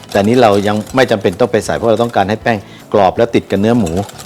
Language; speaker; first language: Thai; native; Thai